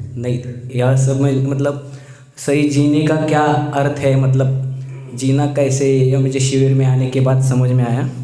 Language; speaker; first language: Hindi; non-native, local second language; Marathi